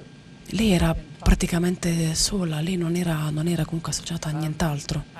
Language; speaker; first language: Italian; native; Italian